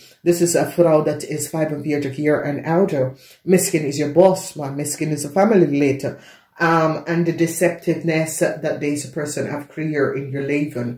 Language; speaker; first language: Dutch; non-native, learner; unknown